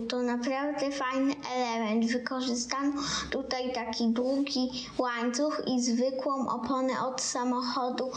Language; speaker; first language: Polish; native; Polish